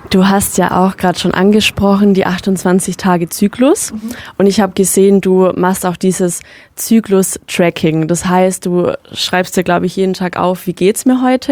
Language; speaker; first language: German; native; German